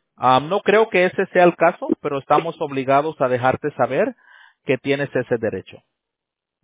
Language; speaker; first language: Spanish; native; Spanish